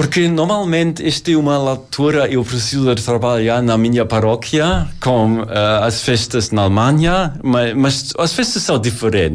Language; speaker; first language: Portuguese; non-native, learner; German